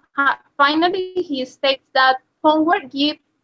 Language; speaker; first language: English; non-native, learner; Spanish